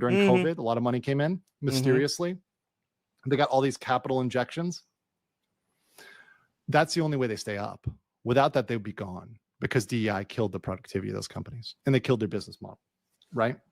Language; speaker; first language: English; native; English